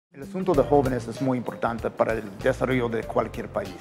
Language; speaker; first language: Spanish; non-native, fluent; English